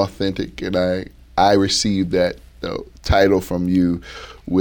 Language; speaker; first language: English; native; English